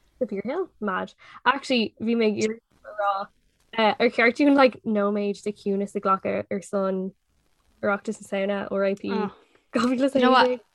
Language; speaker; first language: Irish; non-native, local second language; English